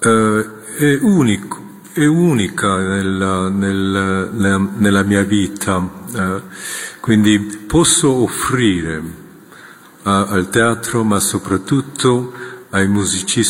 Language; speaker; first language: Italian; non-native, fluent; Korean